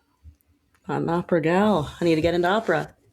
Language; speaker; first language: English; native; English